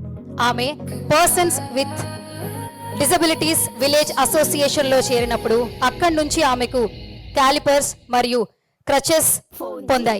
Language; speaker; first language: Telugu; native; Telugu